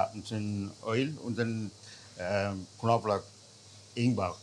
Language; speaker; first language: German; non-native, learner; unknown